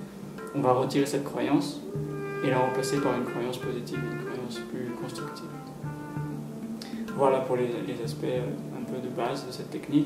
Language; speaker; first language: French; native; French